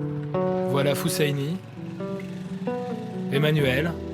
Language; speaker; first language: French; native; French